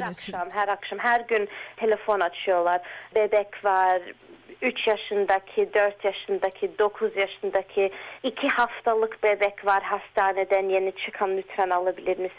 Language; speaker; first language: Turkish; early bilingual, heritage; Turkish